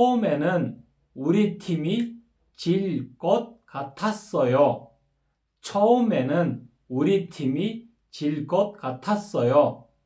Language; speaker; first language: Korean; non-native, fluent; Kyrgyz